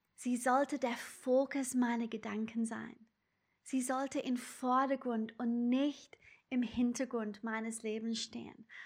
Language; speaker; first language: German; non-native, fluent; English